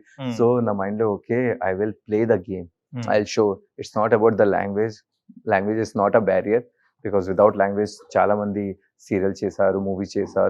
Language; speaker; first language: Telugu; non-native, learner; Hindi